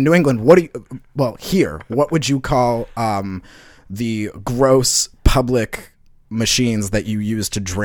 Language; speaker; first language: English; native; English